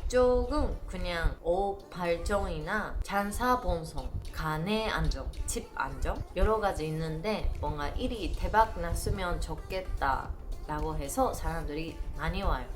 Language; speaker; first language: Korean; non-native, learner; Japanese